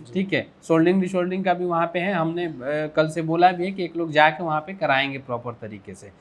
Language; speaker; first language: Hindi; native; Hindi